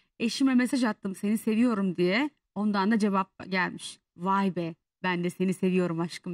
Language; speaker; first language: Turkish; native; Turkish